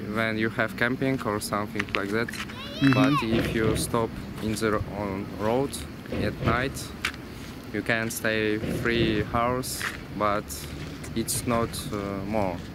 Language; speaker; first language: English; non-native, learner; Russian